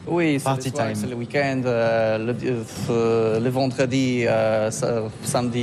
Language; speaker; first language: French; non-native, learner; Polish